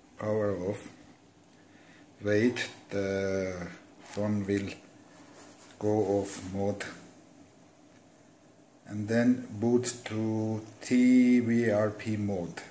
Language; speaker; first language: English; non-native, fluent; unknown